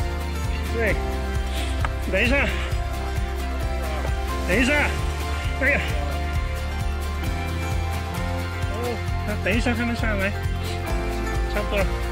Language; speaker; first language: Chinese; non-native, local second language; Cantonese